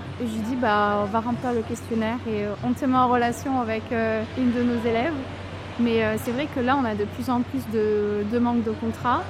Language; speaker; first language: French; native; French